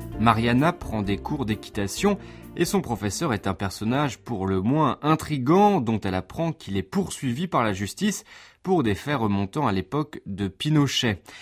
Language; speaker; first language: French; native; French